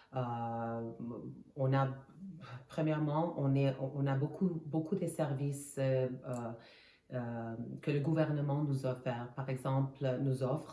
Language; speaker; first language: French; non-native, fluent; Armenian